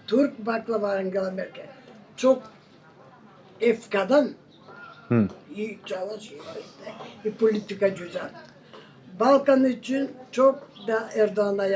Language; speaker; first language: Turkish; non-native, local second language; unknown